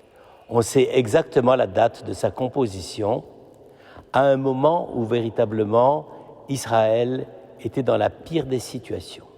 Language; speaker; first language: French; native; French